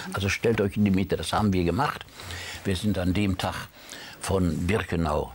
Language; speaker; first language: German; native; German